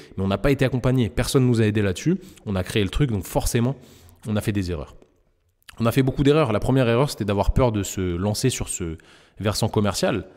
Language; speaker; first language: French; native; French